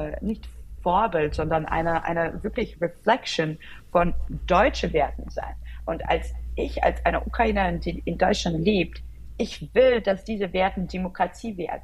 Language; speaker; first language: German; non-native, fluent; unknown